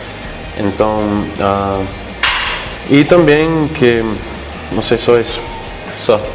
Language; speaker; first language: Portuguese; non-native, fluent; Spanish